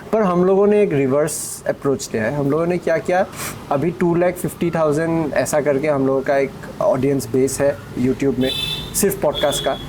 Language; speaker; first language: Hindi; non-native, local second language; Assamese